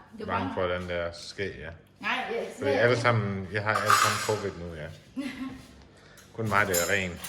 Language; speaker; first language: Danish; non-native, learner; Thai